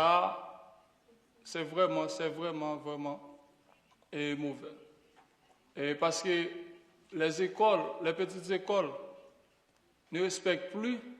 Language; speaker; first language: French; non-native, local second language; Haitian Creole